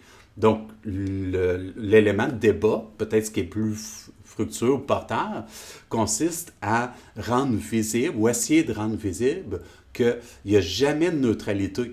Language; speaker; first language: French; native; French